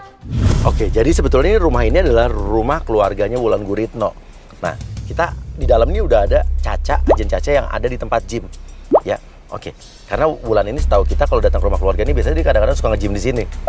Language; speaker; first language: Indonesian; native; Indonesian